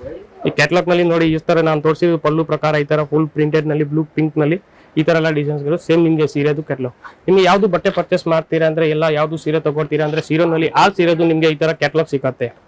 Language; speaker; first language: Kannada; non-native, fluent; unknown